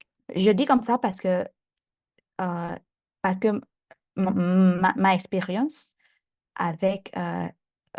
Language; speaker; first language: French; non-native, fluent; Thai